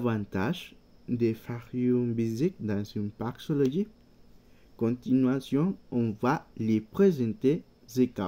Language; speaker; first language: French; non-native, learner; Spanish